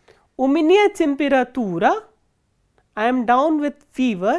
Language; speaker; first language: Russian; non-native, fluent; Hindi